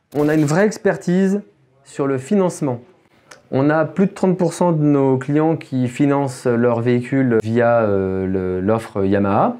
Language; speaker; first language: French; native; French